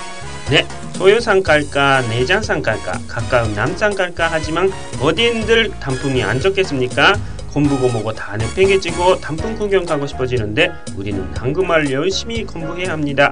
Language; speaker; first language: Korean; non-native, fluent; Japanese